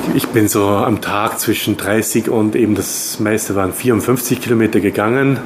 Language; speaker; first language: German; native; German